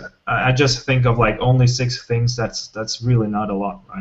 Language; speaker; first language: English; non-native, fluent; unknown